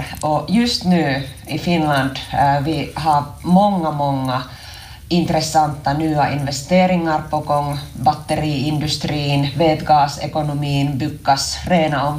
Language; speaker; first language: Swedish; non-native, local second language; Finnish